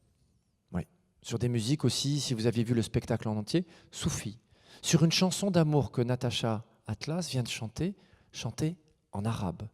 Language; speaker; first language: French; native; French